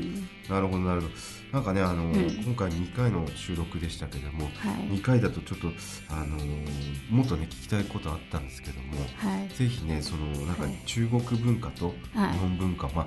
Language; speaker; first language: Japanese; native; Japanese